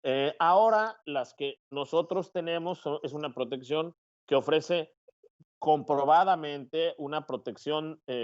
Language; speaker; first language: Spanish; native; Spanish